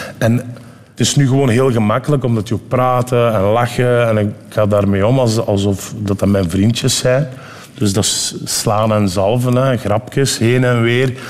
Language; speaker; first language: Dutch; early bilingual, other home language; Turkish